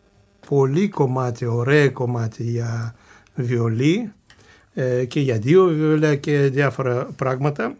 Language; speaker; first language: Greek; non-native, fluent; Russian